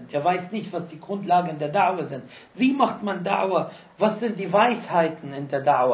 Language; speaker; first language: German; non-native, fluent; Arabic